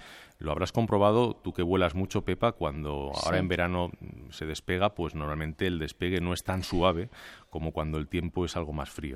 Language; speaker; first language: Spanish; native; Spanish